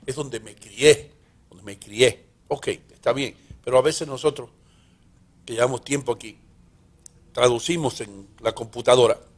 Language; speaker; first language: Spanish; early bilingual, heritage; Spanish